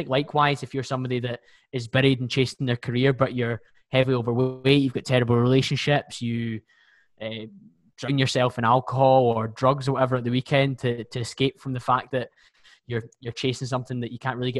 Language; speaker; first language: English; native; English